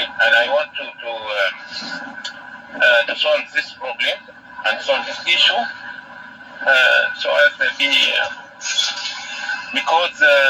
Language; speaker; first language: English; non-native, learner; Arabic